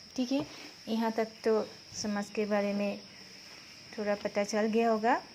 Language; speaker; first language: Hindi; non-native, local second language; Assamese